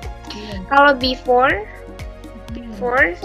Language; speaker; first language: English; non-native, learner; Indonesian